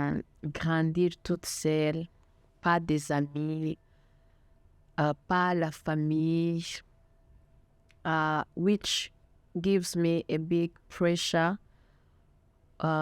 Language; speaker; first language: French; non-native, local second language; Kinyarwanda